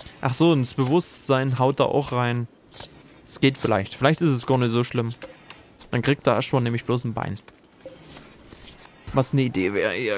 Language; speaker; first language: German; native; German